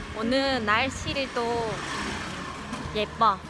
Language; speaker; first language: Korean; non-native, local second language; Vietnamese